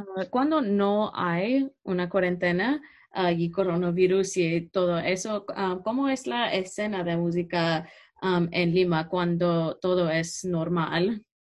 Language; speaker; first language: Spanish; non-native, learner; English